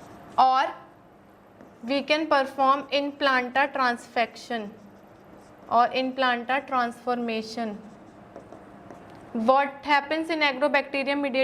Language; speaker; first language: English; non-native, local second language; Hindi